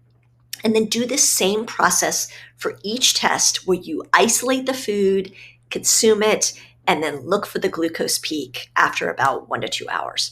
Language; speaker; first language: English; native; English